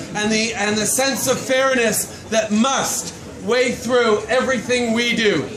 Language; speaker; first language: English; early bilingual, other home language; French